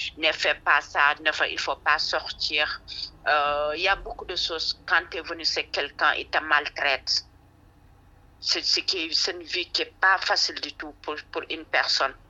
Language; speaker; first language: French; non-native, local second language; Wolof